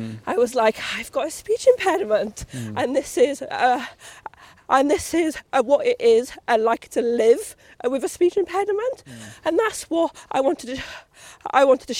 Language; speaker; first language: English; native; English